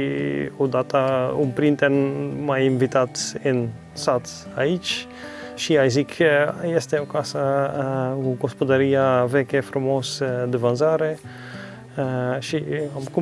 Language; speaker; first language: Romanian; non-native, learner; Dutch